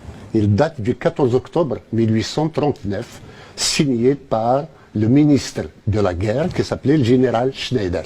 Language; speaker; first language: French; non-native, local second language; Kabyle